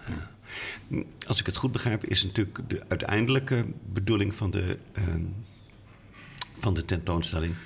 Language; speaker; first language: Dutch; native; Dutch